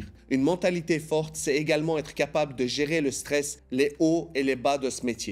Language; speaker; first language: French; native; French